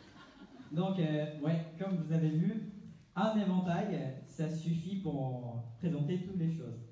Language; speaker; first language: French; non-native, fluent; Japanese